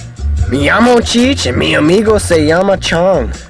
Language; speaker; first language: Spanish; non-native, learner; English